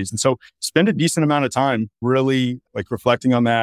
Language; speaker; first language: English; native; English